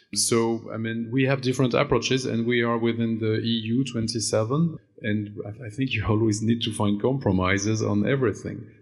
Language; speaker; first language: English; non-native, fluent; German